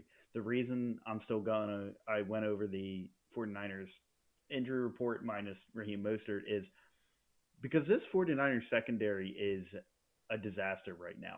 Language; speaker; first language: English; native; English